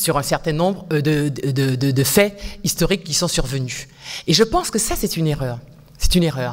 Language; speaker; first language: French; native; French